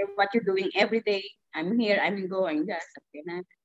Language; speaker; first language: English; non-native, local second language; Filipino